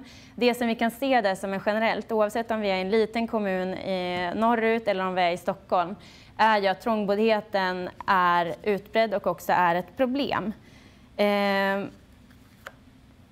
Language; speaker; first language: Swedish; native; Swedish